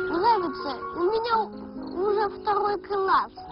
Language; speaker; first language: Russian; early bilingual, heritage; Russian